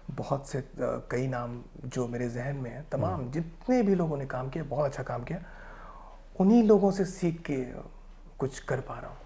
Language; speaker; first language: Hindi; native; Hindi